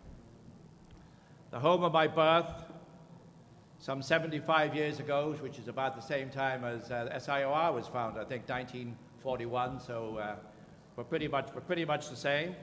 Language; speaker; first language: English; native; English